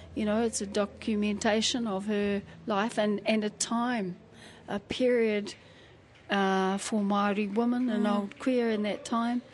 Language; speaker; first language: English; native; English